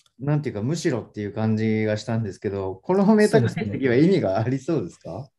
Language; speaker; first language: Japanese; native; Japanese